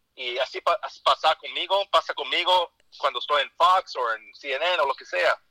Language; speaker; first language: Spanish; early bilingual, heritage; Spanish